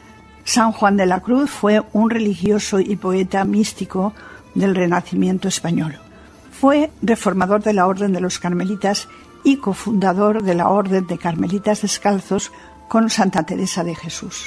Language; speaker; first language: Spanish; native; Spanish